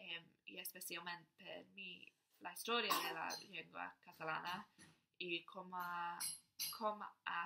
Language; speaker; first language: Catalan; non-native, learner; English